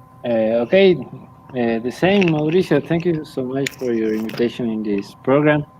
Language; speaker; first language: English; non-native, learner; Spanish